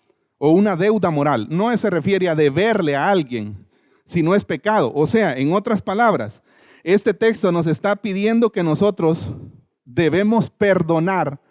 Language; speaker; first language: Spanish; native; Spanish